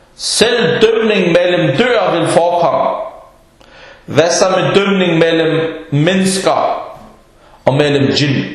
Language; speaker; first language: Danish; early bilingual, other home language; Arabic